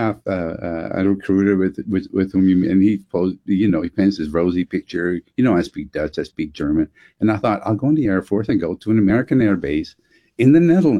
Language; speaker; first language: English; non-native, fluent; Dutch